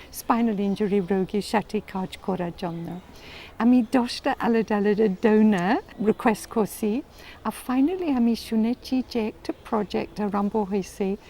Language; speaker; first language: Bangla; non-native, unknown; English